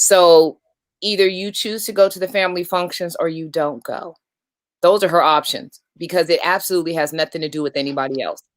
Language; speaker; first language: English; native; English